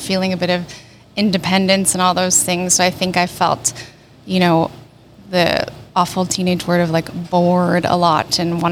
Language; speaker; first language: English; native; English